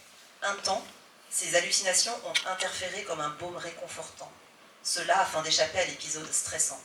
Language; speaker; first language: French; native; French